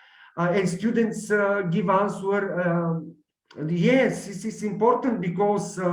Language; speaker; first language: English; non-native, learner; Bulgarian